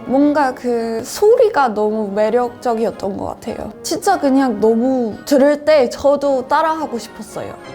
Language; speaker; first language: Korean; non-native, fluent; English